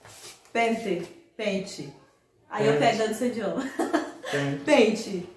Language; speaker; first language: Portuguese; non-native, learner; Haitian Creole